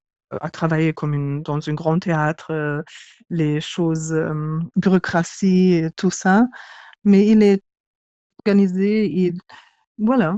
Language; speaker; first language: French; non-native, learner; English